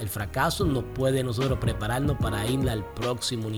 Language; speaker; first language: Spanish; early bilingual, heritage; Spanish